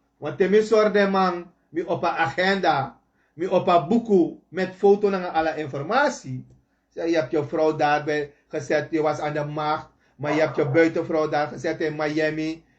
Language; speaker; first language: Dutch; native; Dutch